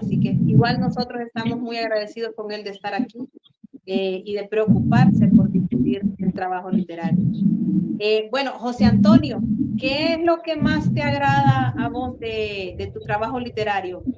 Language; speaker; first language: Spanish; native; Spanish